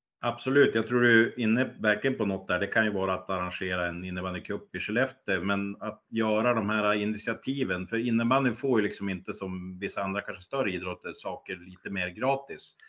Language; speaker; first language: Swedish; native; Swedish